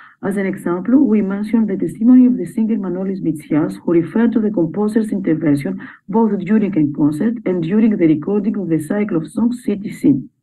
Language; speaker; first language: English; non-native, fluent; Greek